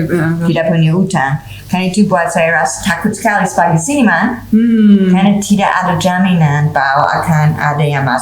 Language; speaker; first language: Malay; non-native, fluent; English